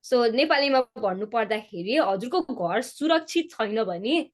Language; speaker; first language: Nepali; early bilingual, heritage; Nepali